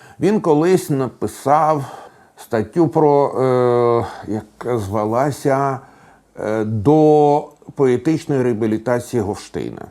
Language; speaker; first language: Ukrainian; non-native, local second language; Russian